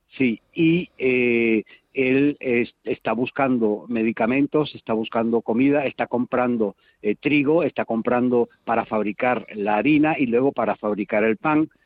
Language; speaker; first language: Spanish; native; Spanish